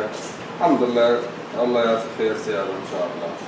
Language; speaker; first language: Arabic; non-native, learner; Bangla